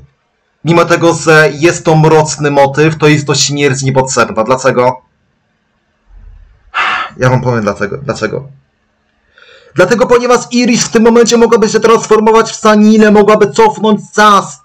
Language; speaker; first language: Polish; native; Polish